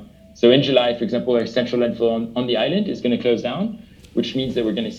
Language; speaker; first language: English; early bilingual, other home language; French